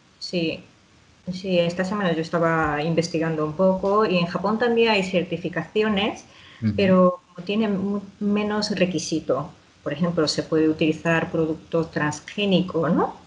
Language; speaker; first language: Spanish; non-native, fluent; Japanese